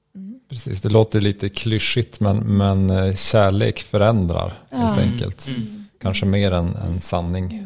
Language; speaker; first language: Swedish; native; Swedish